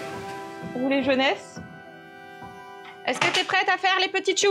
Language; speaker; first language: French; native; French